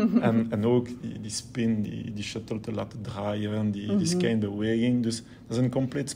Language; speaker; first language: Dutch; non-native, local second language; French